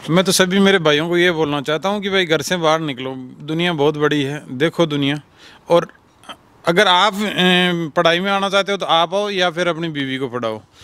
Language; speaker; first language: Hindi; non-native, local second language; Punjabi